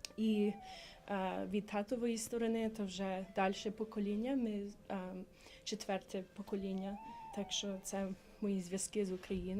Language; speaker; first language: Ukrainian; early bilingual, heritage; English